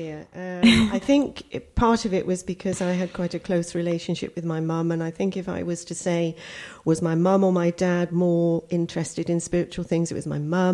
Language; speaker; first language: English; native; English